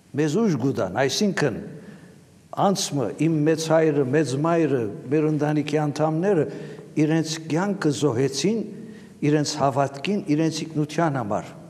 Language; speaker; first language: Armenian; native; Armenian